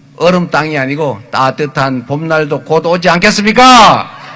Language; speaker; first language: Korean; native; Korean